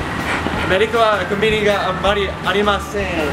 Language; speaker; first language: Japanese; non-native, learner; English